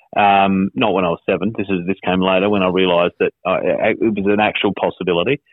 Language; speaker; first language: English; native; English